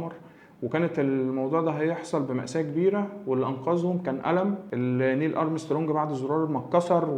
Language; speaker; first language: Arabic; native; Arabic